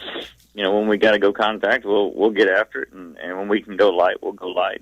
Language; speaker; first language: English; native; English